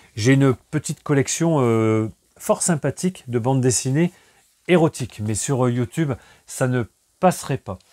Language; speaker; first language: French; native; French